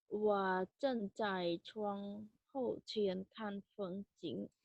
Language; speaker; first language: Chinese; non-native, learner; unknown